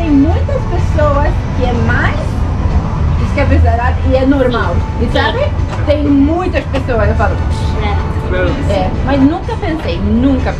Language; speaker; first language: Portuguese; early bilingual, heritage; Portuguese